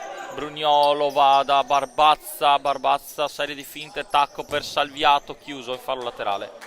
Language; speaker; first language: Italian; native; Italian